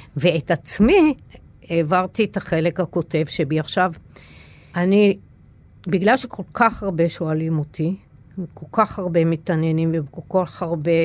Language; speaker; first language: Hebrew; native; Hebrew